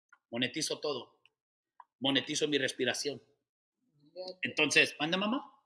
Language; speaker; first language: Spanish; early bilingual, heritage; Spanish